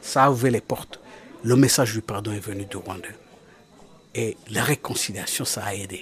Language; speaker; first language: French; non-native, local second language; Kinyarwanda